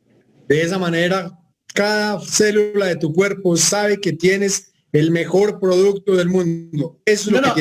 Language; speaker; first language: Spanish; native; Spanish